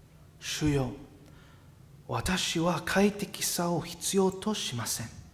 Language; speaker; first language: Japanese; non-native, fluent; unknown